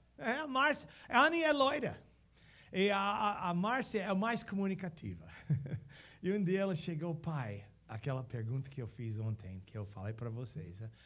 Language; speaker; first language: Portuguese; non-native, fluent; English